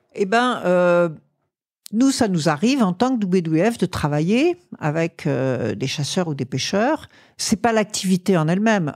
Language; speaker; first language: French; native; French